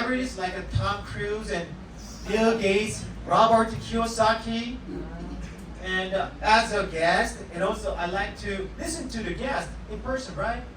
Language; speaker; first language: English; non-native, fluent; Korean